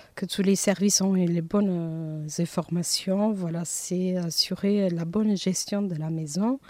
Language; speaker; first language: French; non-native, fluent; Portuguese